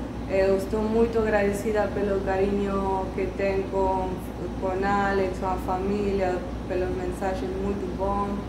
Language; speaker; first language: Portuguese; non-native, learner; Spanish